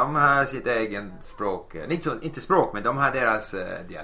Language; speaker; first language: Swedish; non-native, fluent; English